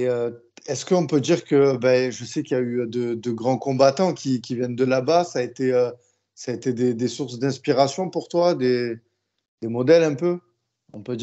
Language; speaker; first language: French; native; French